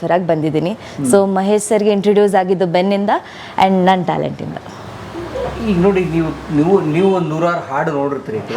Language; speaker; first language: Kannada; non-native, local second language; Tulu